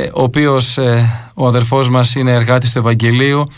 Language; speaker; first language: Greek; native; Greek